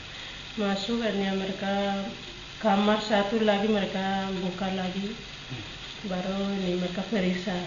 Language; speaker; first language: Indonesian; non-native, local second language; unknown